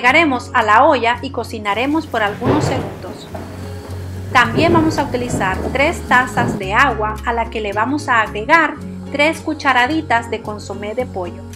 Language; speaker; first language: Spanish; native; Spanish